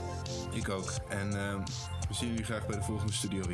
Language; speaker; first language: Dutch; native; Dutch